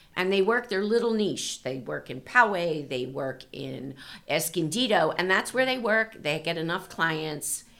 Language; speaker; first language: English; native; English